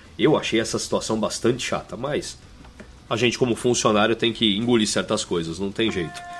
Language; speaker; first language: Portuguese; native; Portuguese